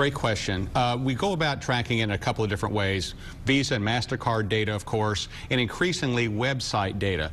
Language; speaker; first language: English; native; English